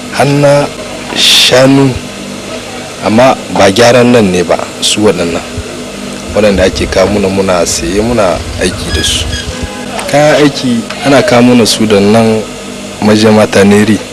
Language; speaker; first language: Hausa; native; Hausa